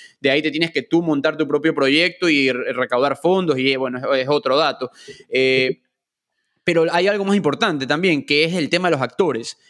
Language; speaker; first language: Spanish; native; Spanish